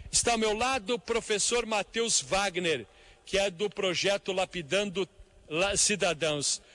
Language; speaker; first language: Portuguese; native; Portuguese